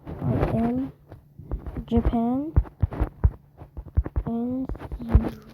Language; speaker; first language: English; non-native, learner; Turkish